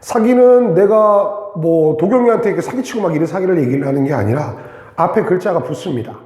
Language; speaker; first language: Korean; native; Korean